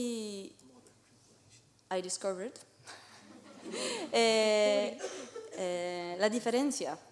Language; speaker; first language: Spanish; non-native, learner; French